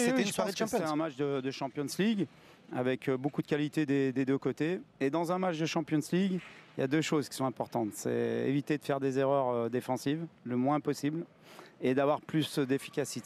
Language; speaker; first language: French; native; French